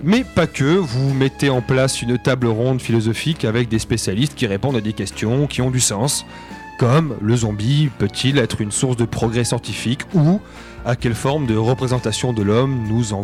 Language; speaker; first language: French; native; French